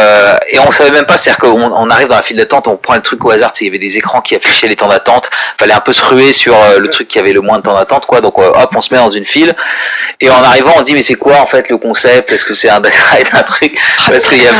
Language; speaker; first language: French; native; French